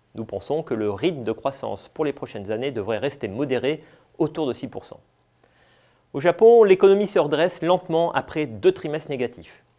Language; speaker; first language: French; native; French